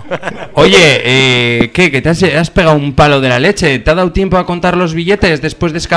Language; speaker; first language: Spanish; native; Spanish